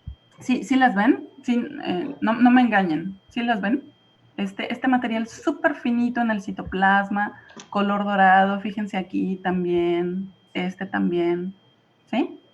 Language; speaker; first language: Spanish; native; Spanish